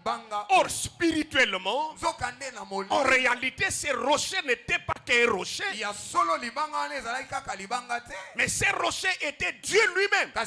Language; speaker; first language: French; non-native, local second language; Lingala